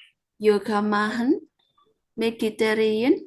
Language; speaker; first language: German; non-native, learner; Indonesian